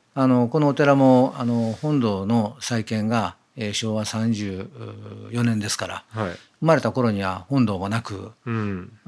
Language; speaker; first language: Japanese; native; Japanese